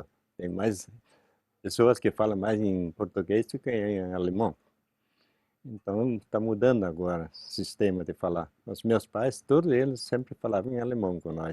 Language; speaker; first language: Portuguese; non-native, local second language; German